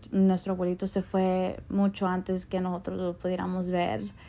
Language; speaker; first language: Spanish; early bilingual, heritage; Spanish